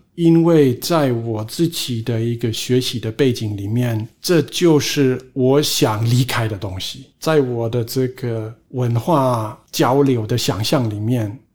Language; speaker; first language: Chinese; non-native, fluent; German